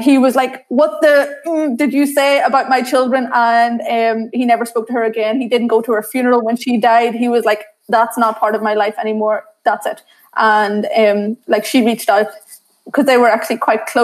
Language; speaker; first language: English; native; English